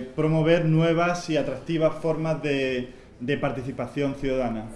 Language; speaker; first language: Spanish; native; Spanish